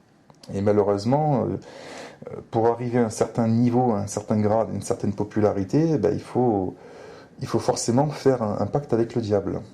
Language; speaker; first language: French; native; French